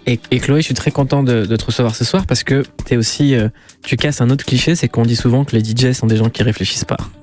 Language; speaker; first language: French; native; French